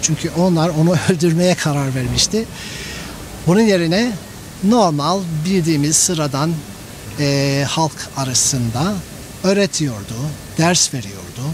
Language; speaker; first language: Turkish; non-native, fluent; English